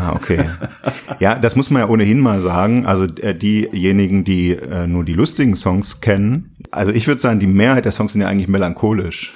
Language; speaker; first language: German; native; German